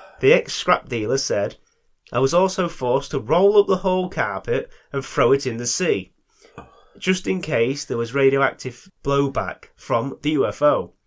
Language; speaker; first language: English; native; English